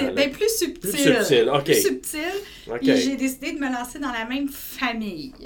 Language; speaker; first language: French; native; French